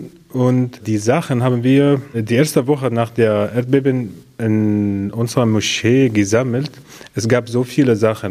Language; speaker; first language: German; non-native, learner; Arabic